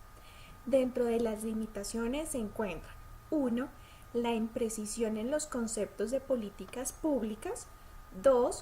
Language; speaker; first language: Spanish; native; Spanish